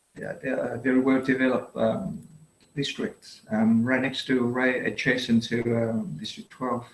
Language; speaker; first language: English; non-native, fluent; Vietnamese